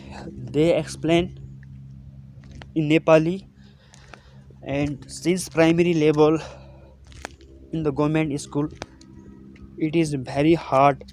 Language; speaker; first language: English; non-native, local second language; Nepali